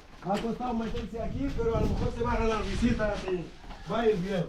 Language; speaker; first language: Spanish; non-native, fluent; Arabic